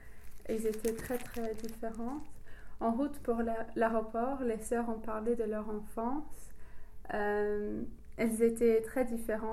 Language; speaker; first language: French; non-native, learner; English